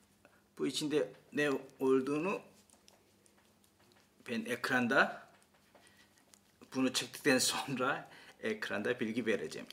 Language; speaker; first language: Turkish; non-native, fluent; Korean